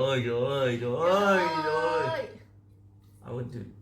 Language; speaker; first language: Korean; native; Korean